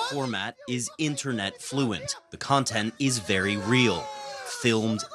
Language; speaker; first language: Polish; non-native, fluent; Arabic